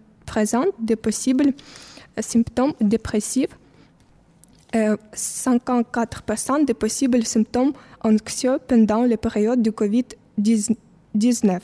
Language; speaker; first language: French; non-native, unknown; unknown